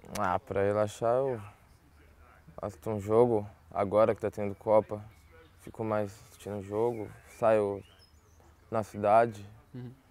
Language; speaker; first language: Portuguese; native; Portuguese